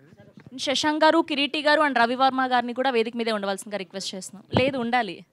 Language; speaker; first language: Telugu; native; Telugu